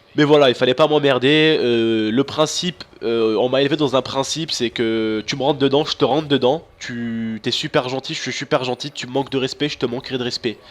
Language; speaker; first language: French; early bilingual, other home language; Arabic